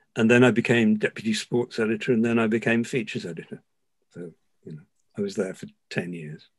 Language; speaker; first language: English; native; English